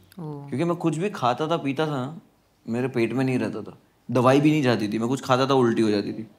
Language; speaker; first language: Hindi; non-native, local second language; Gujarati